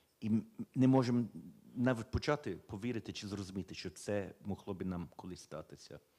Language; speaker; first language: Ukrainian; early bilingual, heritage; Ukrainian